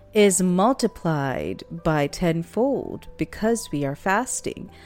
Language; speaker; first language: English; non-native, local second language; Urdu